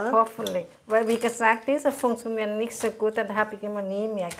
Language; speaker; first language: German; non-native, learner; Thai